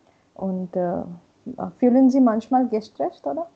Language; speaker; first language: German; non-native, learner; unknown